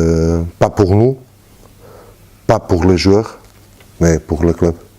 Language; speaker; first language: French; non-native, fluent; Portuguese